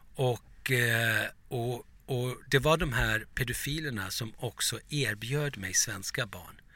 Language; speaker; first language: Swedish; early bilingual, other home language; Turoyo